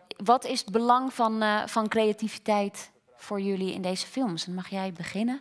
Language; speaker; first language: Dutch; native; Dutch